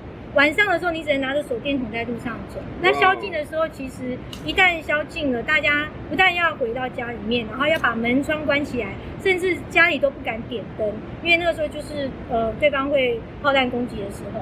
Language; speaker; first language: Chinese; native; Chinese